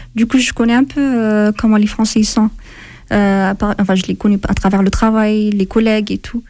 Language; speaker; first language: French; non-native, fluent; Amharic